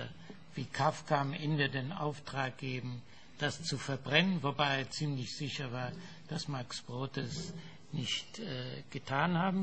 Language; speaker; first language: German; non-native, fluent; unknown